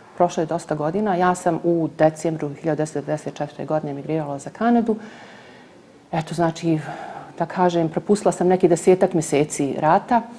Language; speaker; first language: Serbian; native; Serbian